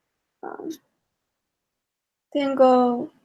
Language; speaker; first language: Spanish; non-native, learner; English